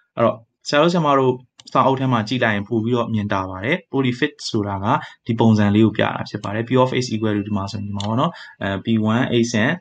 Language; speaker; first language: Burmese; native; Burmese